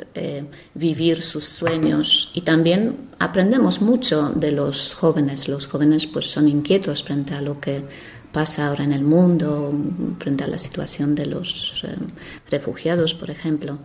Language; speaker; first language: Spanish; non-native, fluent; Polish